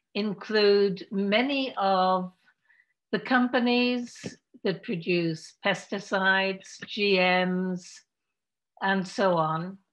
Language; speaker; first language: English; native; English